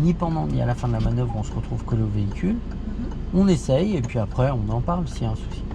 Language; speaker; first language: French; native; French